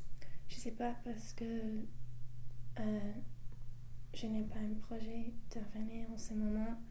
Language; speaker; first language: French; non-native, learner; English